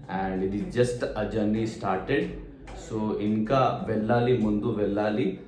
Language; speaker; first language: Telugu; non-native, learner; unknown